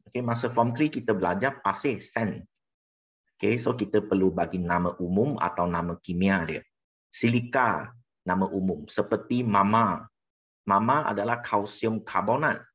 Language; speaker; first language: Malay; non-native, local second language; Chinese